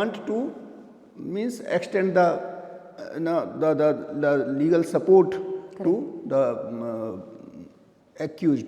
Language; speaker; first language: English; non-native, local second language; Hindi